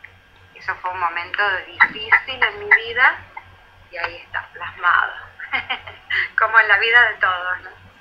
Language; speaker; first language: Spanish; native; Spanish